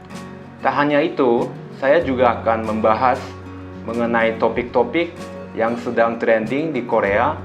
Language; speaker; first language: Indonesian; non-native, fluent; Korean